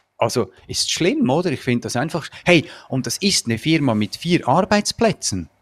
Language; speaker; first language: German; native; German